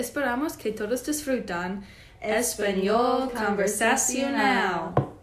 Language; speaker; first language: Spanish; non-native, learner; English